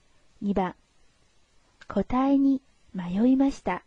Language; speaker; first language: Japanese; non-native, fluent; Chinese